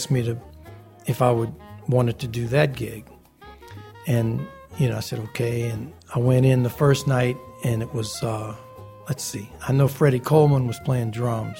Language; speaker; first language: English; native; English